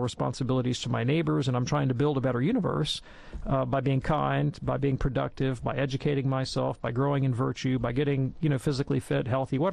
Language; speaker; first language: English; native; English